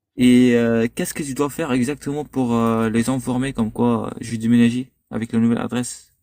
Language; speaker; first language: French; non-native, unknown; Arabic